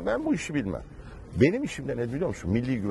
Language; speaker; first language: Turkish; native; Turkish